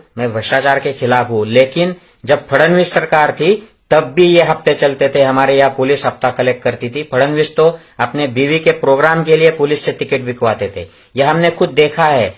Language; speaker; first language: Hindi; non-native, local second language; Marathi